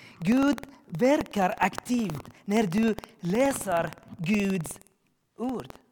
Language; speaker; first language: Swedish; non-native, learner; Arabic